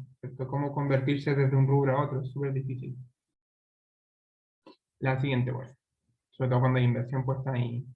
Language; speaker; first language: Spanish; native; Spanish